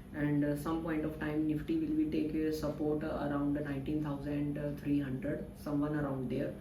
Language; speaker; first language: English; non-native, local second language; Punjabi